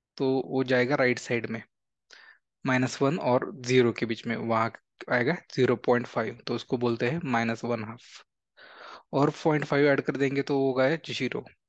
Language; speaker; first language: Hindi; non-native, local second language; Marathi